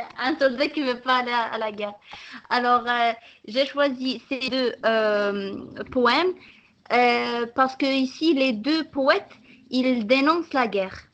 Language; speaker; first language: French; non-native, local second language; Arabic